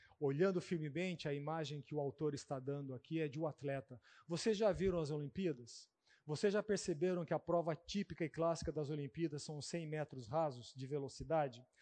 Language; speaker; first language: Portuguese; native; Portuguese